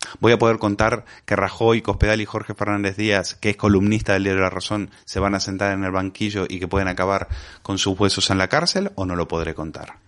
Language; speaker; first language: Spanish; native; Spanish